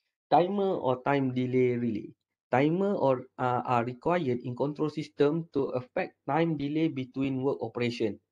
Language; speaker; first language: English; non-native, local second language; Malay